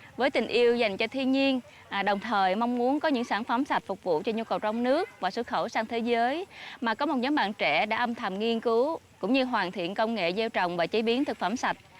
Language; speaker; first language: Vietnamese; native; Vietnamese